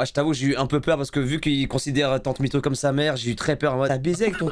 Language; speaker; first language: French; native; French